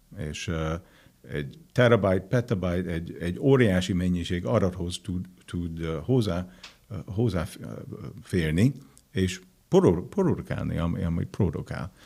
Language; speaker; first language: Hungarian; non-native, fluent; English